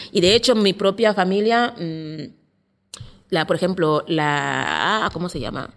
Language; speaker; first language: Spanish; non-native, local second language; Fang